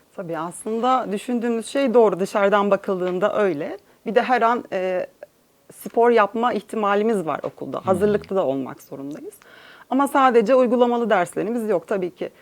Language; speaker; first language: Turkish; native; Turkish